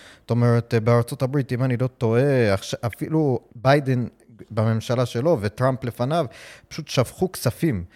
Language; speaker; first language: Hebrew; non-native, fluent; English